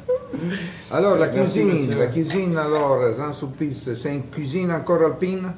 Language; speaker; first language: French; non-native, fluent; Italian